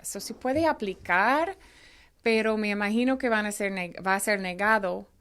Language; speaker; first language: Spanish; non-native, fluent; English